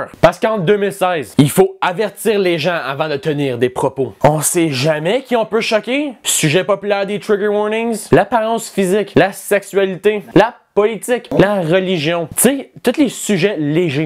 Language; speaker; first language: French; native; French